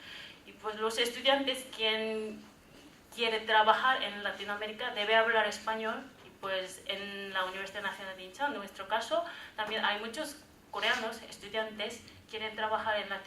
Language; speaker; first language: Spanish; non-native, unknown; Korean